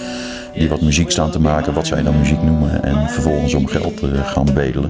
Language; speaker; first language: Dutch; native; Dutch